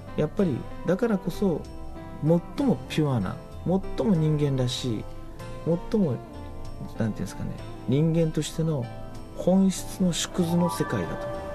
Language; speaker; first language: Japanese; native; Japanese